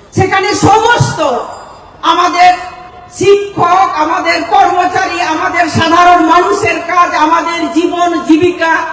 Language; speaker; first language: Bangla; non-native, local second language; Santali